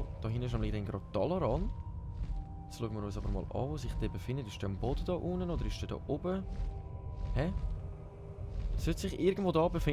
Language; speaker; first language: German; native; German